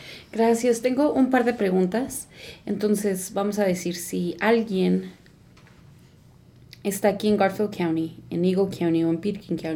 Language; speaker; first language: Spanish; native; Spanish